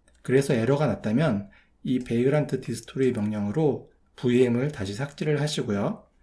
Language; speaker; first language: Korean; native; Korean